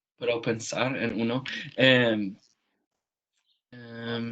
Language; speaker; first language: Spanish; non-native, learner; English